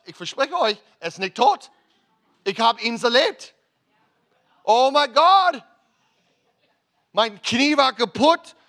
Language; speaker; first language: German; non-native, fluent; English